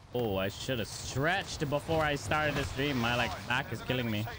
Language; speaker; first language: English; native; English